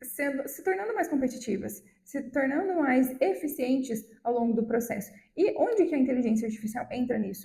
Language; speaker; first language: Portuguese; native; Portuguese